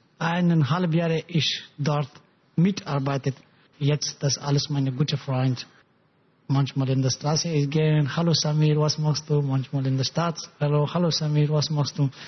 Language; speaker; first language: German; non-native, learner; Pashto